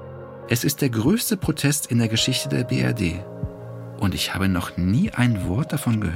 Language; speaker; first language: German; native; German